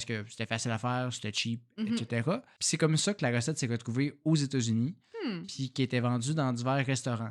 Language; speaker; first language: French; native; French